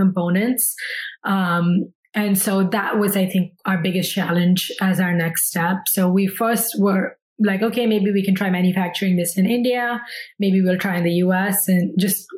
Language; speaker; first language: English; non-native, local second language; Hindi